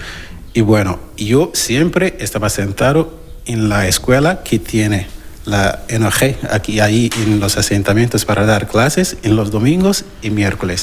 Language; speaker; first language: Spanish; non-native, learner; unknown